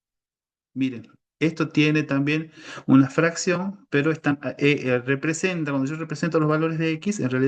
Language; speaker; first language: Spanish; native; Spanish